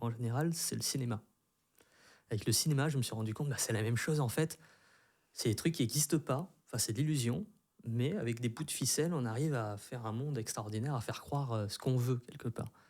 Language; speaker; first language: French; early bilingual, other home language; Vietnamese